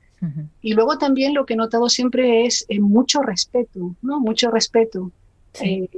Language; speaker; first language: Spanish; native; Spanish